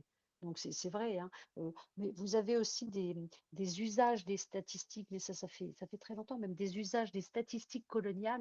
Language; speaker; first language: French; native; French